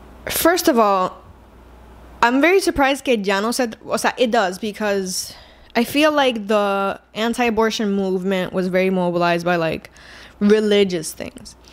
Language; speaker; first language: English; non-native, local second language; Spanish